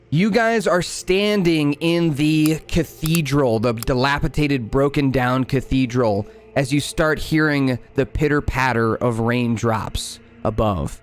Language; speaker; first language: English; native; English